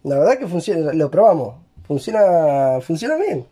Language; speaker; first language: Spanish; native; Spanish